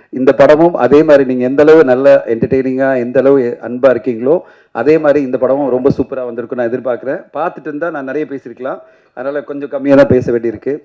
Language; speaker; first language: Tamil; native; Tamil